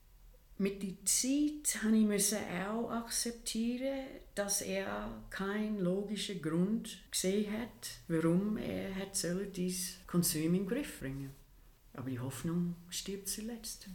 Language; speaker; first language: German; non-native, fluent; English